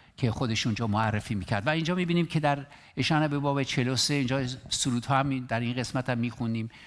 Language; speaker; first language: Persian; non-native, local second language; Armenian